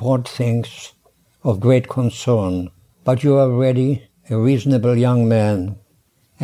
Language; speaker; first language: English; non-native, fluent; German